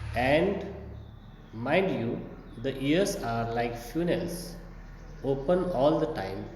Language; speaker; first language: English; non-native, local second language; Marathi